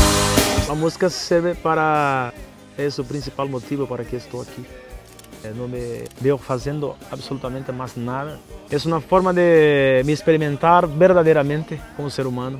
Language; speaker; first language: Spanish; non-native, learner; Portuguese